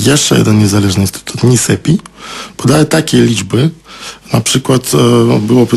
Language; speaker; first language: Polish; non-native, fluent; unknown